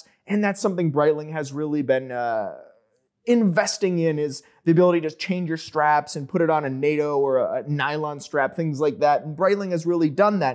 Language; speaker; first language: English; native; English